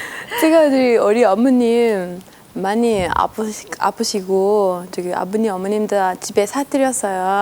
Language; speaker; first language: Korean; non-native, learner; Spanish